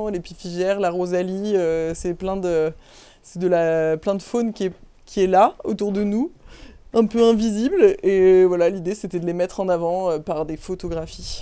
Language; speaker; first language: French; native; French